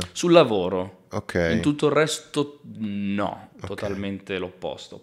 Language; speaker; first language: Italian; native; Italian